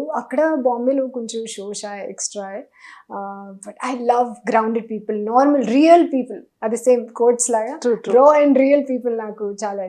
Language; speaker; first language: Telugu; non-native, fluent; Hindi